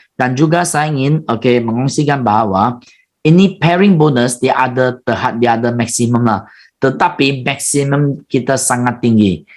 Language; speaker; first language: Malay; non-native, local second language; Chinese